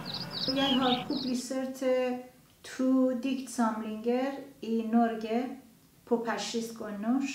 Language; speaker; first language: Norwegian; non-native, fluent; Persian